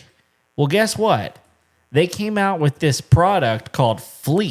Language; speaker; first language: English; native; English